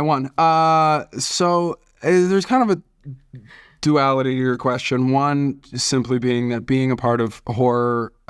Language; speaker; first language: English; native; English